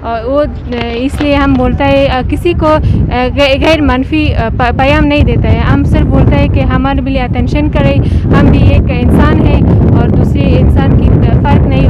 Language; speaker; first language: Hindi; non-native, local second language; Persian